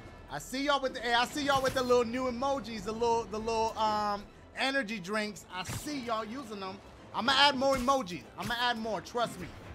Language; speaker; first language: English; early bilingual, other home language; Spanish